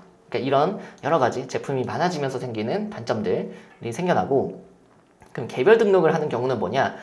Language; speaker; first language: Korean; native; Korean